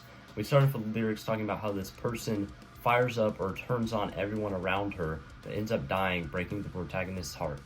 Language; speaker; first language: English; native; English